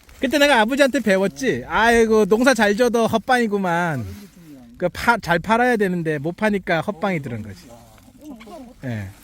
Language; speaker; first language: Korean; native; Korean